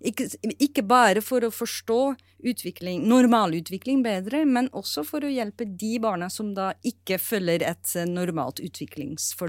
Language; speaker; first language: Norwegian; non-native, fluent; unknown